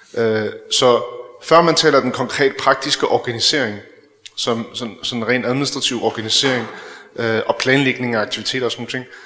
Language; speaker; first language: Danish; early bilingual, other home language; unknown